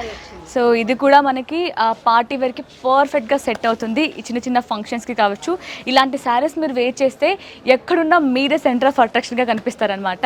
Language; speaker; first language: Telugu; native; Telugu